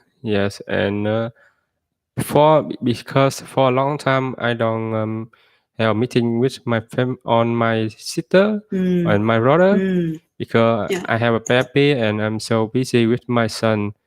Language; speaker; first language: English; non-native, learner; Vietnamese